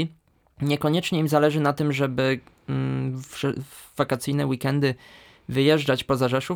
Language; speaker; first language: Polish; native; Polish